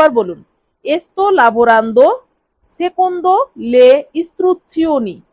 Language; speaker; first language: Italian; non-native, fluent; Bangla